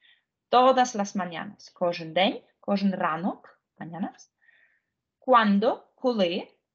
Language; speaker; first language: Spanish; non-native, fluent; Ukrainian